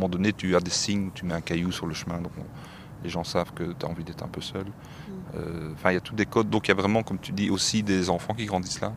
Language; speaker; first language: French; native; French